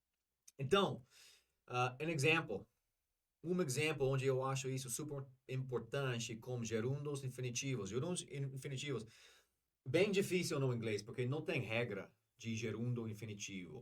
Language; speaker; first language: Portuguese; non-native, learner; English